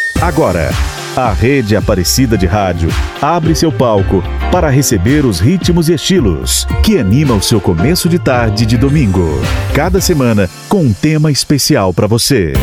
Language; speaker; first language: Portuguese; native; Portuguese